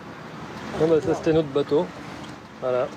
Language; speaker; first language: French; native; French